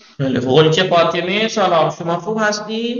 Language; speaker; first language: Persian; non-native, fluent; Urdu